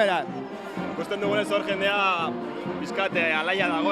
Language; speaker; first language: Basque; native; Basque